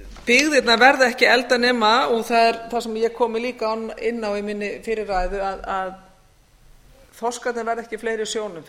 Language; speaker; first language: Icelandic; native; Icelandic